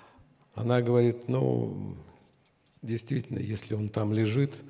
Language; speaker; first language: Russian; native; Russian